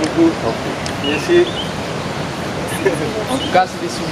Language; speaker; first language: French; native; French